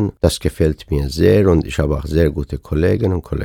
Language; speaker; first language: German; non-native, fluent; Persian